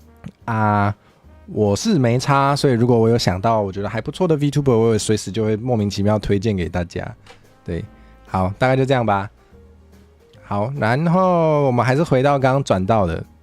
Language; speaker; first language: Chinese; native; Chinese